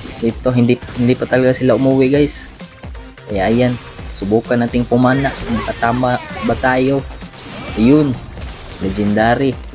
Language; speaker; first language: Filipino; non-native, local second language; Cebuano